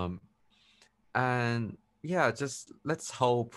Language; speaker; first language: English; non-native, fluent; Chinese